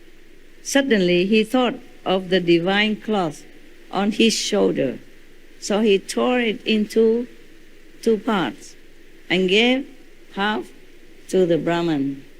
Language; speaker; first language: English; non-native, fluent; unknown